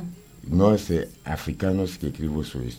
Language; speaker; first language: Spanish; non-native, learner; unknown